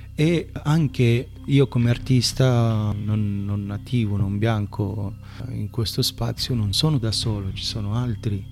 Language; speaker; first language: Italian; non-native, fluent; Arabic